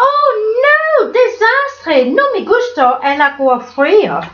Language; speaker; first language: Spanish; non-native, learner; English